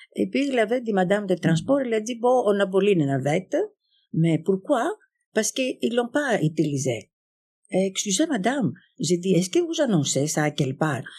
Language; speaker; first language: French; non-native, fluent; Greek